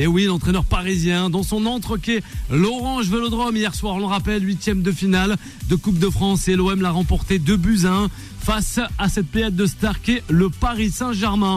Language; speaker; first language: French; native; French